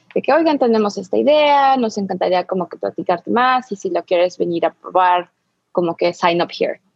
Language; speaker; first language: Spanish; native; Spanish